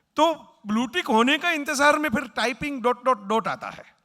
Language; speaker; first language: Hindi; non-native, local second language; Gujarati